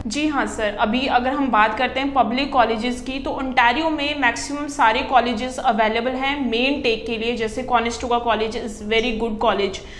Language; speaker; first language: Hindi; non-native, local second language; Punjabi